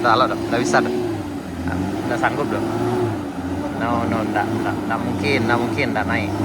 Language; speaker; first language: Indonesian; non-native, local second language; Minangkabau